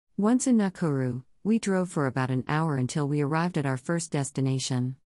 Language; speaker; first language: English; native; English